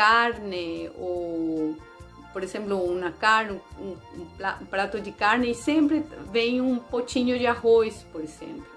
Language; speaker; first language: Portuguese; non-native, fluent; Spanish